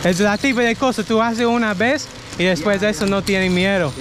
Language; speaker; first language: Spanish; non-native, learner; English